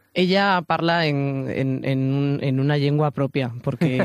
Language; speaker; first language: Catalan; non-native, learner; Spanish